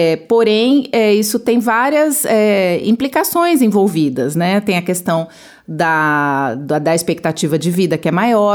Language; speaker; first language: Portuguese; native; Portuguese